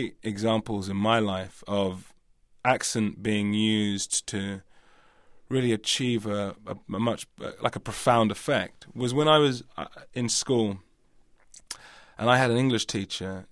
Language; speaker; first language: English; native; English